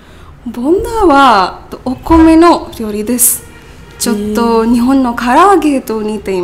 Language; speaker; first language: Japanese; non-native, learner; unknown